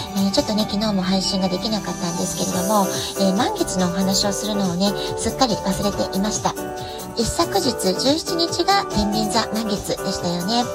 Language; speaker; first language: Japanese; native; Japanese